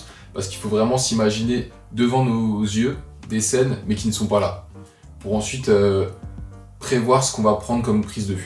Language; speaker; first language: French; native; French